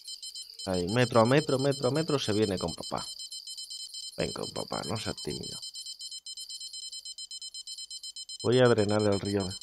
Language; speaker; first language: Spanish; native; Spanish